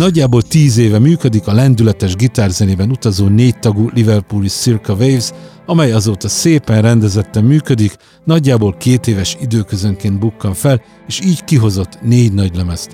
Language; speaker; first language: Hungarian; native; Hungarian